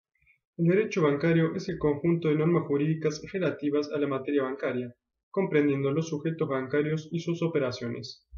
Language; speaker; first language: Spanish; native; Spanish